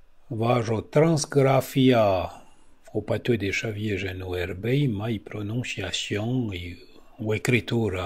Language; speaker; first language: French; non-native, learner; Italian